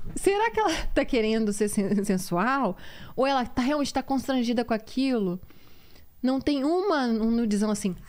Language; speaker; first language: Portuguese; native; Portuguese